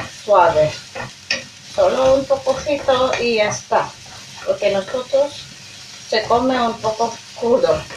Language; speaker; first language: Spanish; non-native, learner; Indonesian